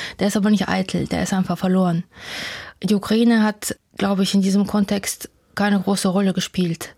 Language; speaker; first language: German; non-native, fluent; Russian